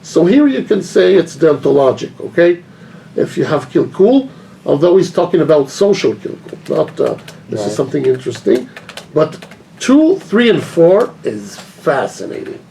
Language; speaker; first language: English; non-native, fluent; Hebrew